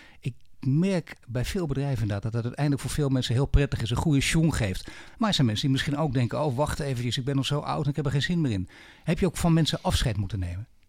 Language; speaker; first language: Dutch; native; Dutch